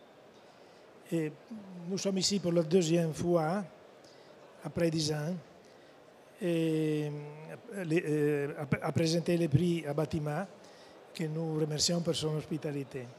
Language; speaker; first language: French; non-native, fluent; Italian